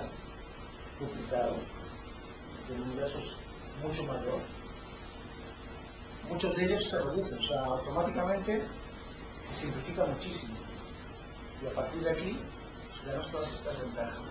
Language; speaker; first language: Spanish; native; Spanish